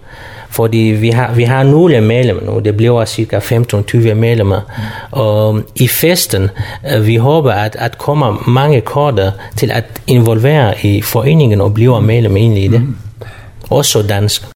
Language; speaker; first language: Danish; non-native, fluent; Kurdish